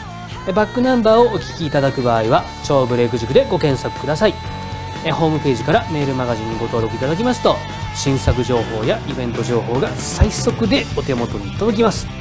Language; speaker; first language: Japanese; native; Japanese